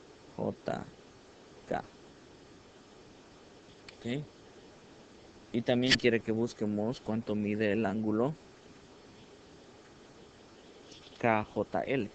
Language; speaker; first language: Spanish; early bilingual, heritage; Spanish